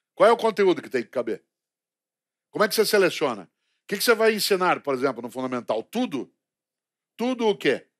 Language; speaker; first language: Portuguese; native; Portuguese